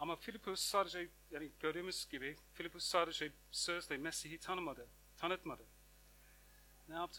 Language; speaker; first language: Turkish; non-native, fluent; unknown